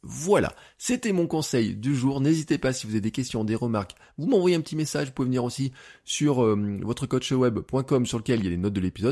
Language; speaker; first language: French; native; French